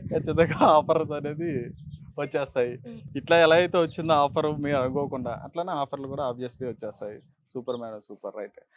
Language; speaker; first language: Telugu; native; Telugu